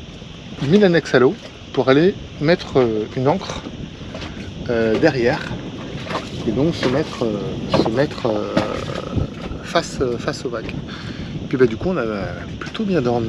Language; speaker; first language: French; native; French